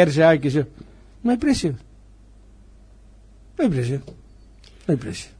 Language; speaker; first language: Spanish; native; Spanish